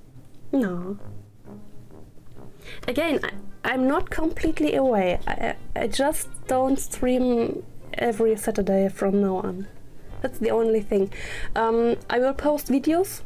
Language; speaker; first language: English; non-native, learner; German